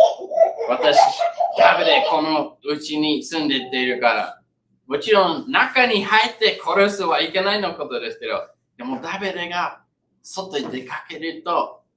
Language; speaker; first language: Japanese; non-native, learner; English